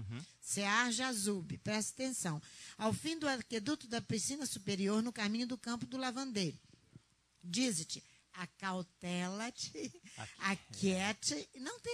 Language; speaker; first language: Portuguese; native; Portuguese